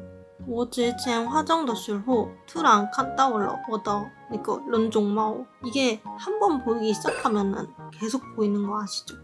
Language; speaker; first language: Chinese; non-native, learner; Korean